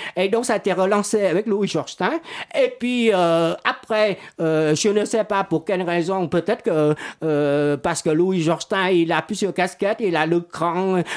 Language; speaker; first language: French; non-native, fluent; Vietnamese